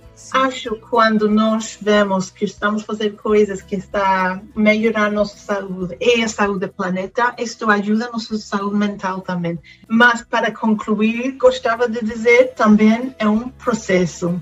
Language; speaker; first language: Portuguese; non-native, fluent; Spanish